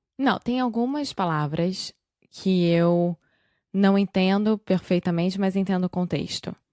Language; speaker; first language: Portuguese; native; Portuguese